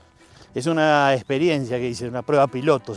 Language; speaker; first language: Spanish; native; Spanish